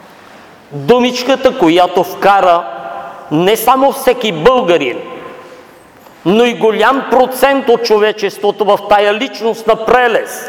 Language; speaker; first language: Bulgarian; native; Bulgarian